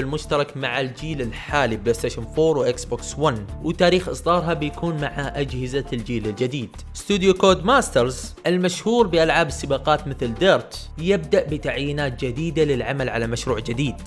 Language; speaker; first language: Arabic; native; Arabic